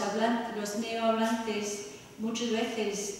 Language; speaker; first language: Spanish; non-native, fluent; English